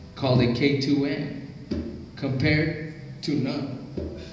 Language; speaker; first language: English; native; English